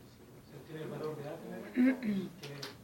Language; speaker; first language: Spanish; native; Spanish